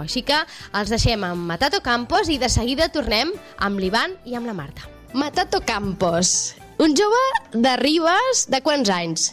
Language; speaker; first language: Catalan; native; Catalan